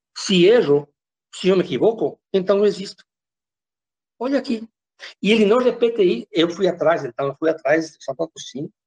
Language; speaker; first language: Portuguese; non-native, fluent; Spanish